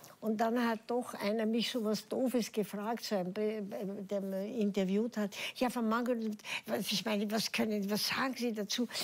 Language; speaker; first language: German; native; German